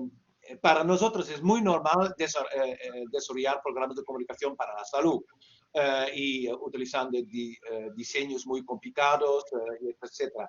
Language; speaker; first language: Spanish; non-native, learner; Dutch